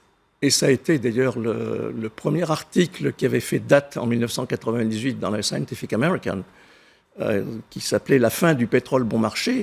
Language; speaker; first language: French; native; French